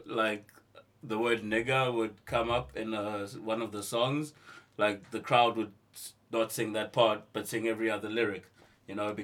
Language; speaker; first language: English; non-native, local second language; Xhosa